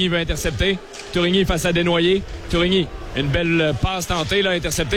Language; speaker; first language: French; native; French